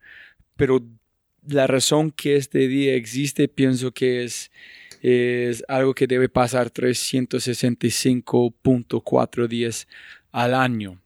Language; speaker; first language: Spanish; non-native, fluent; English